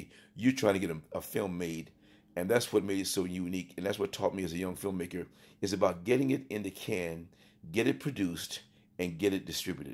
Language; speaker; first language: English; native; English